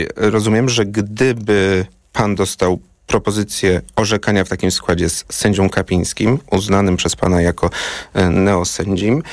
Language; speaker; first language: Polish; native; Polish